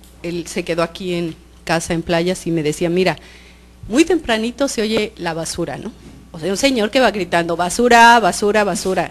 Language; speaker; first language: Spanish; native; Spanish